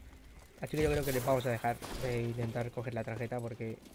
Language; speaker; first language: Spanish; native; Spanish